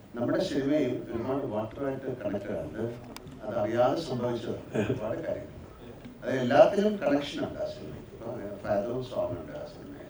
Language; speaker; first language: Malayalam; native; Malayalam